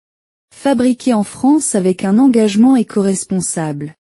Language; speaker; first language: French; non-native, learner; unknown